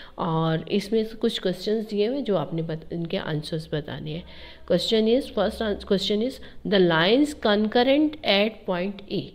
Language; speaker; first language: Hindi; native; Hindi